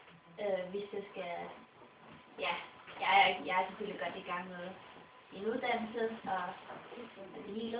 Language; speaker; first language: Danish; non-native, local second language; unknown